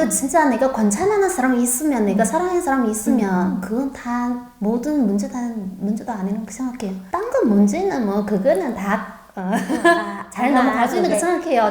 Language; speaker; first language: Korean; non-native, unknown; Chinese